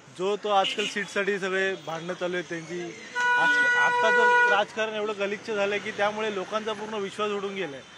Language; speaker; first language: Marathi; native; Marathi